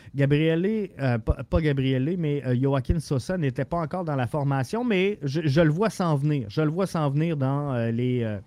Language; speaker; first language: French; native; French